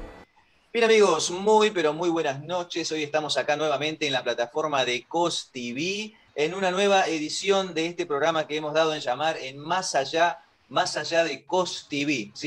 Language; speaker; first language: Spanish; native; Spanish